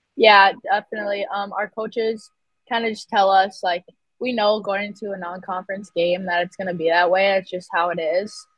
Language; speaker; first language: English; native; English